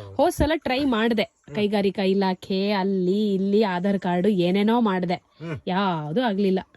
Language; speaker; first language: Kannada; non-native, local second language; Tulu